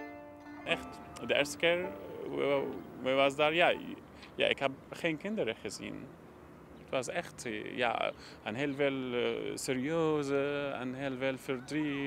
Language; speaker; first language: Dutch; non-native, learner; Arabic